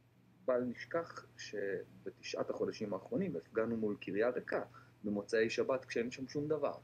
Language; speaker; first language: Hebrew; native; Hebrew